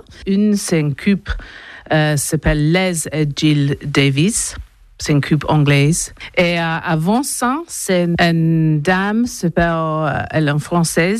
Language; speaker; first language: French; non-native, learner; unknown